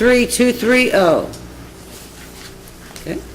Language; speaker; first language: English; native; English